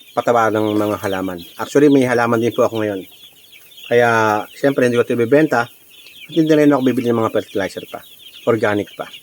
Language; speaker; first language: Filipino; native; Filipino